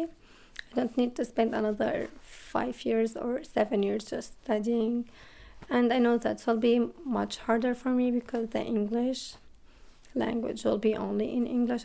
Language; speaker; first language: English; non-native, learner; Arabic